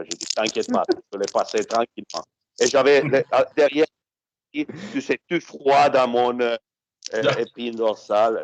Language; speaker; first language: French; non-native, fluent; Italian